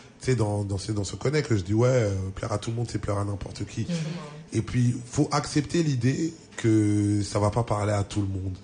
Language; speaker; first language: French; early bilingual, other home language; Lingala